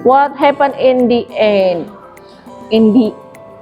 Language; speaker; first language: English; non-native, local second language; Indonesian